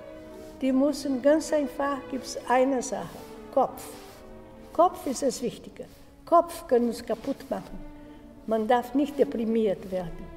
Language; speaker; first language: German; non-native, fluent; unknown